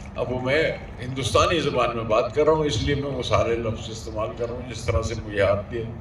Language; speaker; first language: Urdu; non-native, local second language; Punjabi